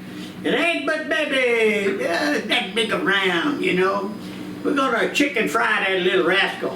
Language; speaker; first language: English; native; English